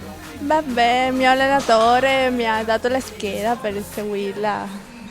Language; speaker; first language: Italian; non-native, learner; Spanish